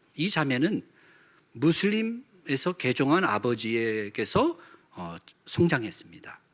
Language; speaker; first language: Korean; native; Korean